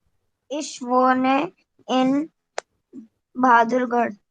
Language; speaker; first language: German; non-native, learner; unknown